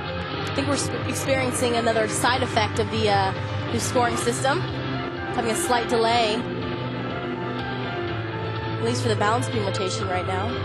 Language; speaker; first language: English; native; English